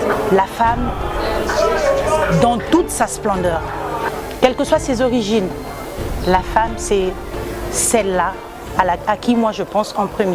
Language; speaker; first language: French; non-native, local second language; Lingala